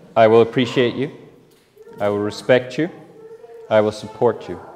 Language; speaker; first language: English; native; English